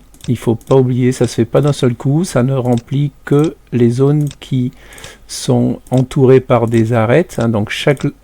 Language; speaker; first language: French; native; French